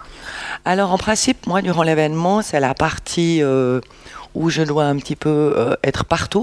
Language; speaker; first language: French; native; French